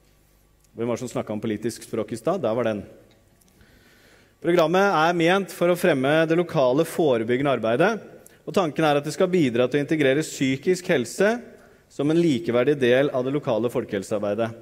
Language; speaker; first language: Norwegian; native; Norwegian